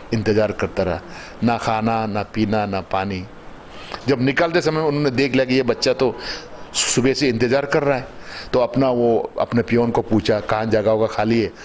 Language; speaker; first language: Hindi; non-native, local second language; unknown